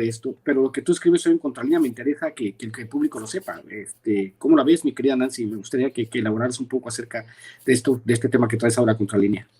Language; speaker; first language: Spanish; native; Spanish